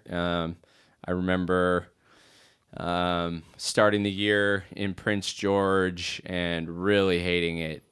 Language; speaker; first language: English; native; English